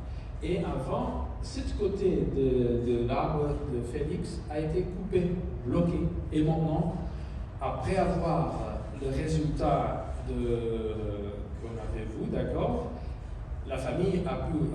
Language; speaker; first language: French; non-native, learner; Spanish